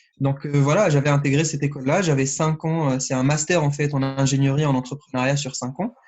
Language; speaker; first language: French; non-native, local second language; Arabic